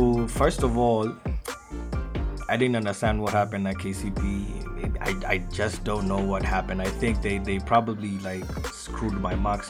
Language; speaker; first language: English; non-native, local second language; Swahili